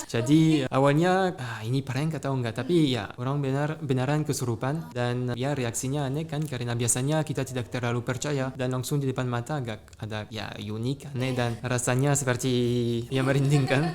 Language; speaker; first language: Indonesian; non-native, fluent; French